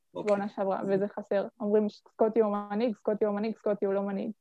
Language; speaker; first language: Hebrew; native; Hebrew